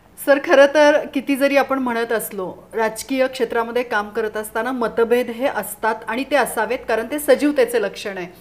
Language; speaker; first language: Marathi; native; Marathi